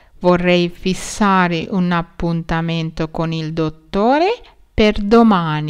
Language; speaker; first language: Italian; non-native, learner; Sinhala